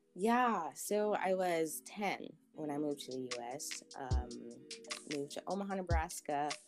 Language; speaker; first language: English; early bilingual, other home language; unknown